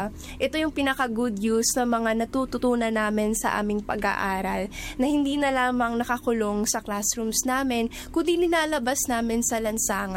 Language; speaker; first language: Filipino; non-native, local second language; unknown